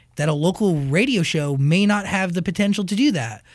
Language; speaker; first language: English; native; English